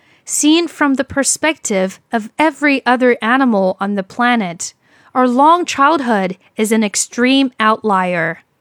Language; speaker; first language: English; non-native, fluent; Chinese